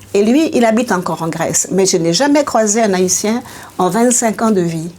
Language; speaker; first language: French; native; French